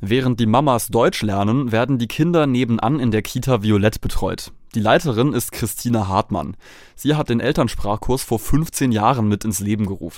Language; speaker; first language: German; native; German